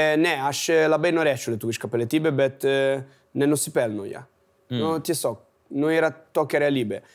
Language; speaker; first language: Lithuanian; non-native, fluent; Italian